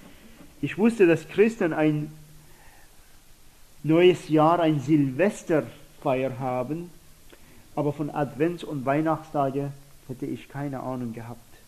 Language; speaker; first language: German; non-native, fluent; Persian